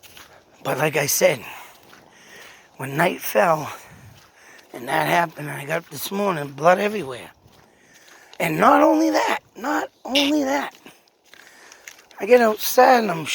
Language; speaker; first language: English; native; English